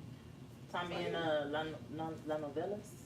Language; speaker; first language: Spanish; non-native, learner; English